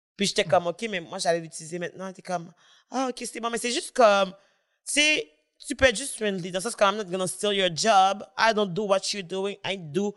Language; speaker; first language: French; native; French